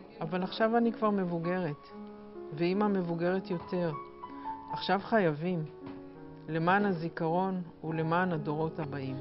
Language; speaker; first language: Hebrew; native; Hebrew